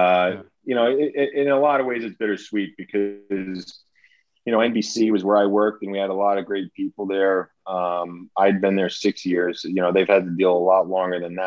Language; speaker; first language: English; native; English